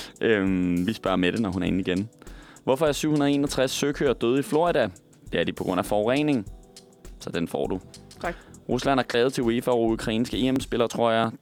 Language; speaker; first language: Danish; native; Danish